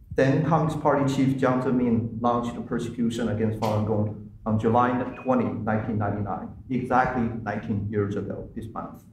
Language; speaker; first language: English; non-native, fluent; Chinese